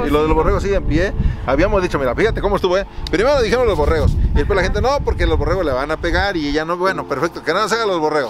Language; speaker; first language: Spanish; native; Spanish